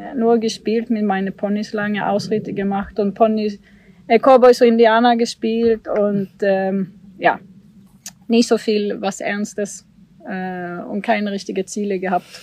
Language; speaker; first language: German; non-native, fluent; Swedish